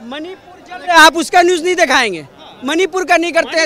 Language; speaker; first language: Hindi; non-native, local second language; Bangla